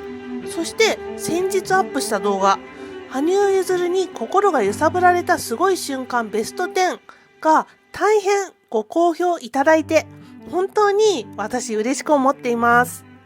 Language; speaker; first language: Japanese; native; Japanese